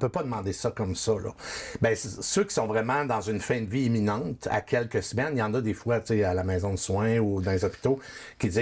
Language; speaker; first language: French; native; French